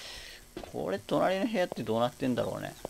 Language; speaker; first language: Japanese; native; Japanese